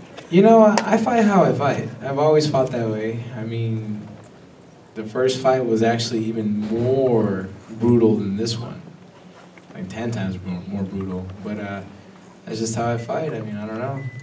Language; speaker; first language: English; early bilingual, other home language; Spanish